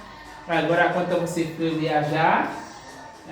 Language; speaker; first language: Portuguese; non-native, learner; Haitian Creole